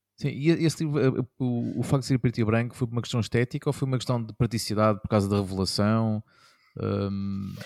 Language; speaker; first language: Portuguese; native; Portuguese